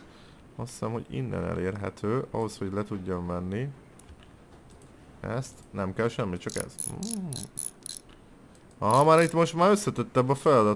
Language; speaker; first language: Hungarian; native; Hungarian